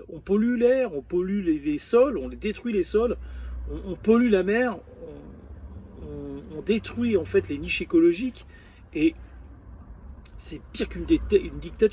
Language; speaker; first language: French; native; French